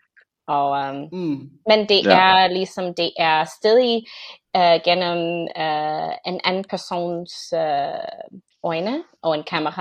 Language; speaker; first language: Danish; non-native, fluent; English